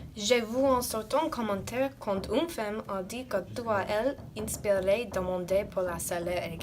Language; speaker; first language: French; non-native, learner; English